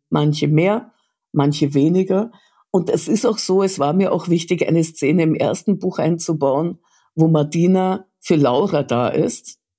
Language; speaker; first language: German; early bilingual, other home language; Russian